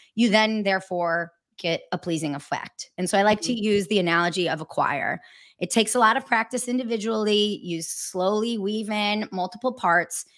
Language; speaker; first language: English; native; English